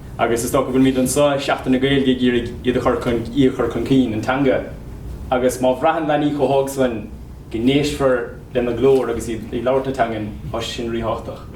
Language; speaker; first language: Irish; native; Irish